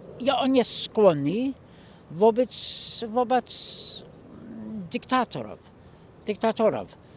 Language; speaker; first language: Polish; non-native, fluent; English